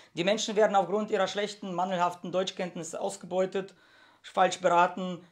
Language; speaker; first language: German; early bilingual, heritage; Russian